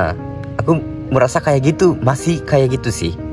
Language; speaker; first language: Indonesian; non-native, fluent; Japanese